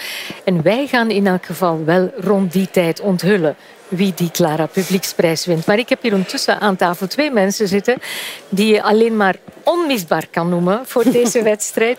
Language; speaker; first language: Dutch; native; Dutch